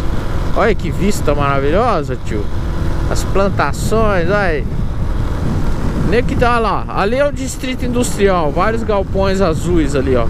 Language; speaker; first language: Portuguese; native; Portuguese